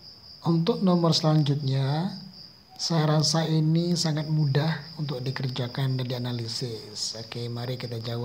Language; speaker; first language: Indonesian; native; Indonesian